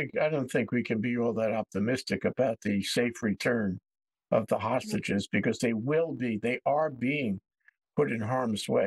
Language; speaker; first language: English; native; English